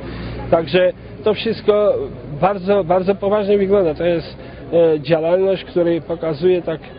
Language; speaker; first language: Polish; non-native, fluent; Georgian